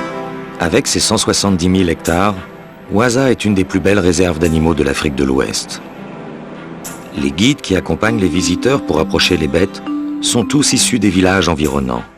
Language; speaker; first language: French; native; French